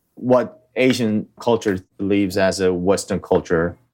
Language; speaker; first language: English; early bilingual, other home language; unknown